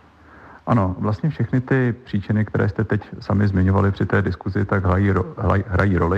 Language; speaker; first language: Czech; native; Czech